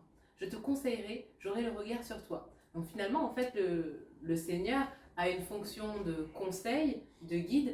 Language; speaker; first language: French; native; French